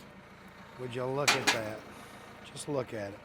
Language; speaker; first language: English; native; English